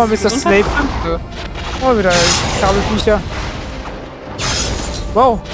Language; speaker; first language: German; native; German